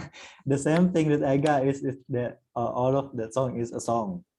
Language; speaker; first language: English; non-native, learner; Indonesian